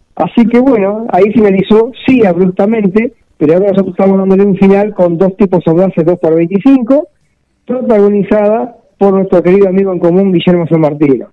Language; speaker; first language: Spanish; native; Spanish